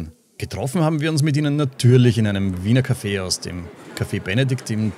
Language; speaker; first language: German; native; German